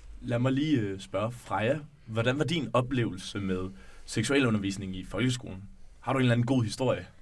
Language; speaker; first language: Danish; native; Danish